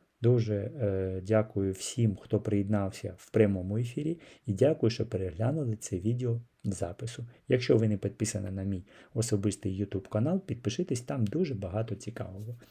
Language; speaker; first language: Ukrainian; non-native, local second language; Russian